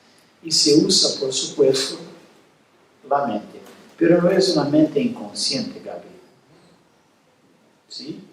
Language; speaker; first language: Spanish; non-native, fluent; Portuguese